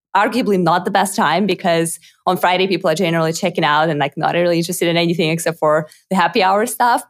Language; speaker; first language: English; non-native, fluent; Russian